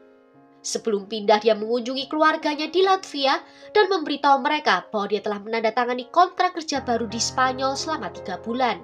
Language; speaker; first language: Indonesian; native; Indonesian